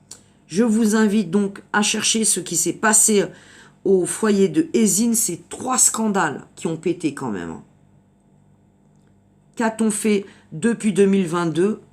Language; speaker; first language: French; native; French